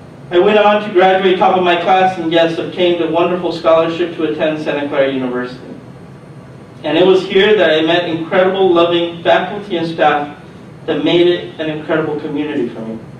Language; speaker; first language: English; early bilingual, other home language; Spanish